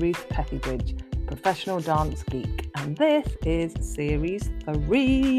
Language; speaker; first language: English; native; English